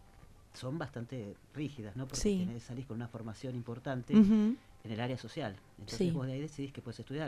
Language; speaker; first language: Spanish; native; Spanish